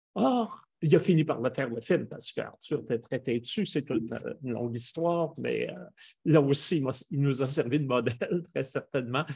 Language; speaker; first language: French; native; French